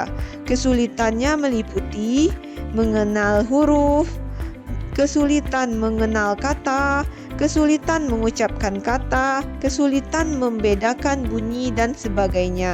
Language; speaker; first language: Indonesian; native; Indonesian